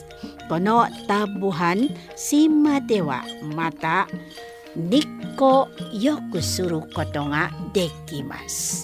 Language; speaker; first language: Japanese; non-native, fluent; Indonesian